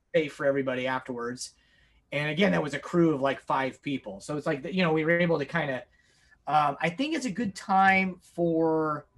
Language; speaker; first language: English; native; English